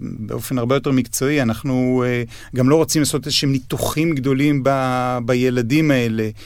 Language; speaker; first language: Hebrew; native; Hebrew